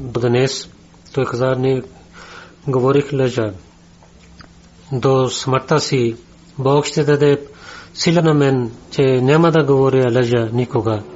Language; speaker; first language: Bulgarian; non-native, learner; Urdu